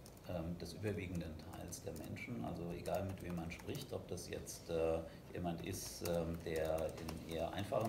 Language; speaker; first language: German; native; German